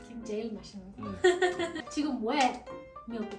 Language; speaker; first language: Korean; non-native, learner; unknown